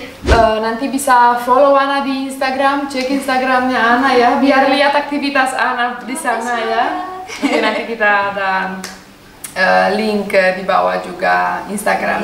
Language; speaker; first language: Indonesian; non-native, learner; Russian